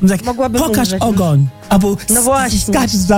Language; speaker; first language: Polish; non-native, fluent; English